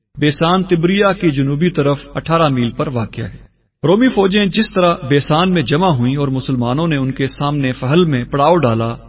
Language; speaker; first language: Urdu; native; Urdu